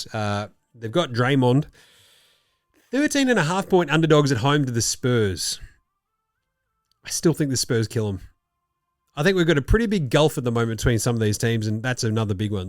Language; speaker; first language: English; native; English